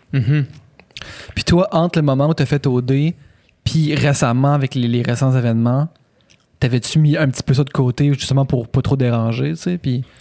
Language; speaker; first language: French; native; French